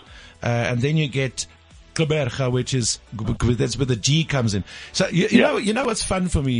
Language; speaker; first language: English; native; English